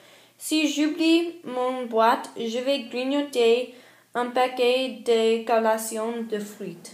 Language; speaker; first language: French; non-native, learner; English